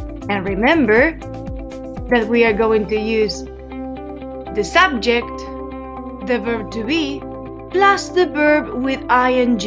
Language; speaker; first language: English; non-native, fluent; Spanish